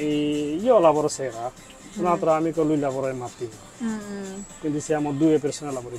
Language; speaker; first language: Italian; non-native, learner; Bangla